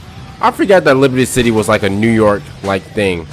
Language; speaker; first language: English; native; English